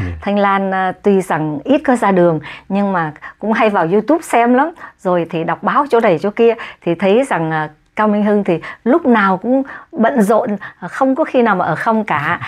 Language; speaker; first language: Vietnamese; native; Vietnamese